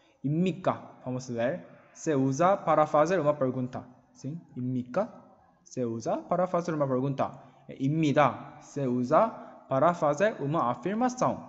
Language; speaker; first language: Portuguese; non-native, learner; Korean